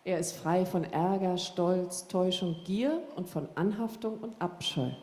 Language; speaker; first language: German; native; German